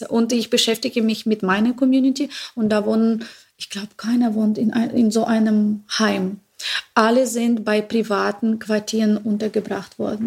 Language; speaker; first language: German; non-native, fluent; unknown